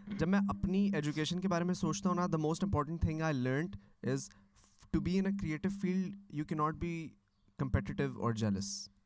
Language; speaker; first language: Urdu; native; Urdu